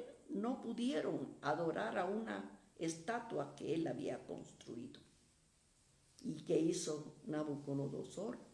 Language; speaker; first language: Spanish; native; Spanish